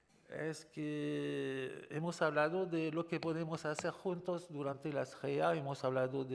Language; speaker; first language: Spanish; non-native, fluent; French